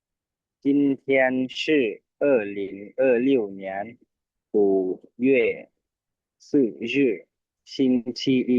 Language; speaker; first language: Chinese; non-native, learner; Lao